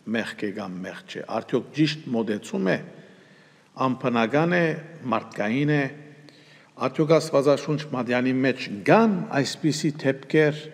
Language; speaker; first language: Armenian; early bilingual, heritage; Armenian